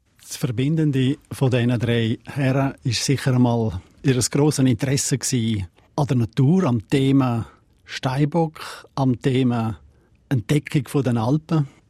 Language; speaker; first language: German; native; German